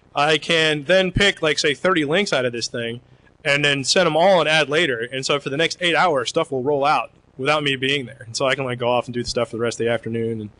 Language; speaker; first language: English; native; English